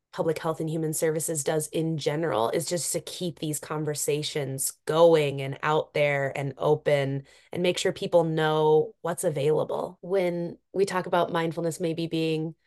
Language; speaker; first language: English; native; English